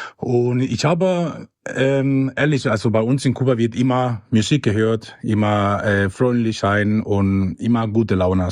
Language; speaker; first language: German; non-native, learner; Spanish